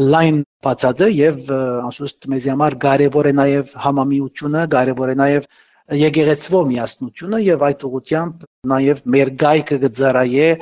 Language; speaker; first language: Armenian; early bilingual, heritage; Armenian